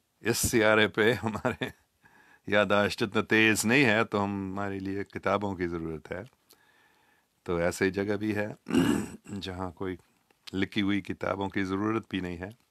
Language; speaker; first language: Urdu; non-native, local second language; English